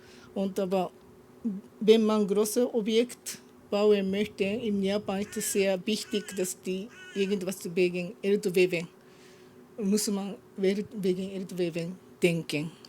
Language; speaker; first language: German; non-native, learner; Japanese